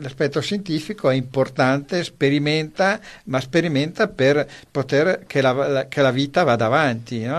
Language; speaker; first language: Italian; native; Italian